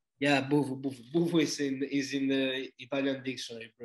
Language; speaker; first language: English; non-native, learner; Italian